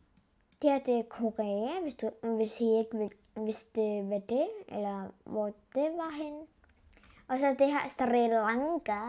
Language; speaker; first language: Danish; early bilingual, other home language; Spanish